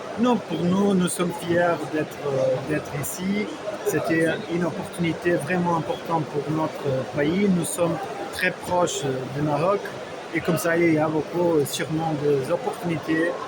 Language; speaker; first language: French; non-native, fluent; Portuguese